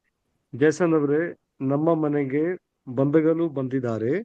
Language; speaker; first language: Kannada; non-native, learner; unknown